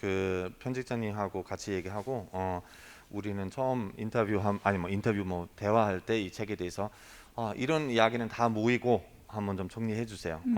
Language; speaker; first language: Korean; non-native, fluent; German